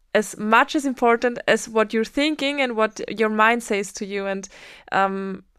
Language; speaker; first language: English; non-native, fluent; German